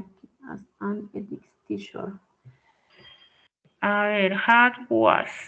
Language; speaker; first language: English; non-native, fluent; Spanish